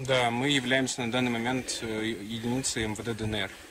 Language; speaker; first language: Russian; native; Russian